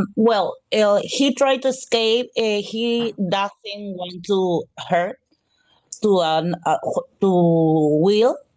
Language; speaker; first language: English; non-native, learner; Spanish